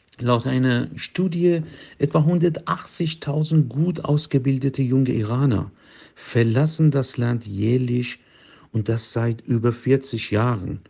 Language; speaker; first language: German; non-native, fluent; Persian